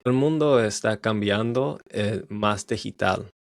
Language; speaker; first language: Spanish; non-native, learner; English